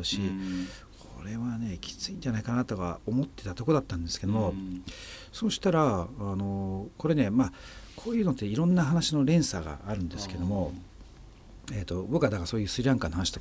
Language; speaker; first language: Japanese; native; Japanese